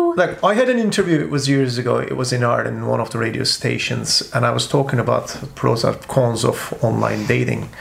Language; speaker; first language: English; non-native, fluent; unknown